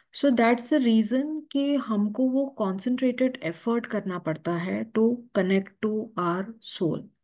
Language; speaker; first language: Hindi; native; Hindi